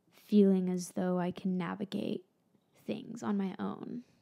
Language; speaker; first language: English; native; English